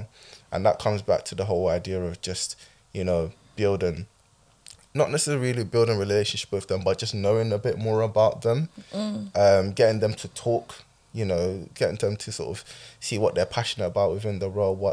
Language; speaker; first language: English; native; English